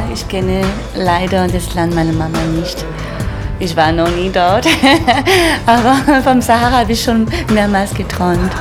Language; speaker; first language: German; non-native, fluent; French